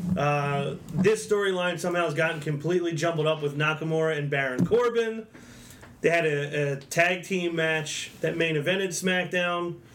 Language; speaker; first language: English; native; English